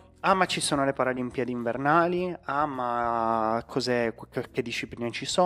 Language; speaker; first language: Italian; native; Italian